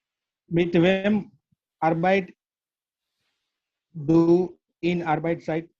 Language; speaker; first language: German; non-native, learner; Gujarati